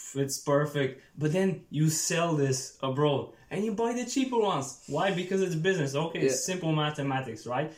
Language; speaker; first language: English; non-native, fluent; Dutch